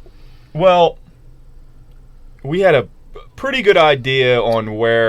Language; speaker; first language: English; native; English